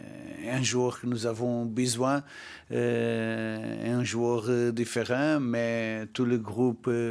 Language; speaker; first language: French; non-native, fluent; Portuguese